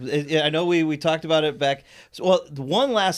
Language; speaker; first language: English; native; English